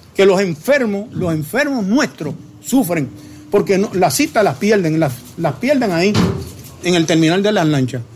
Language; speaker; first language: Spanish; native; Spanish